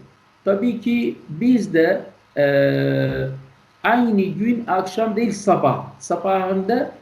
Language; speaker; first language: Turkish; non-native, learner; Kurdish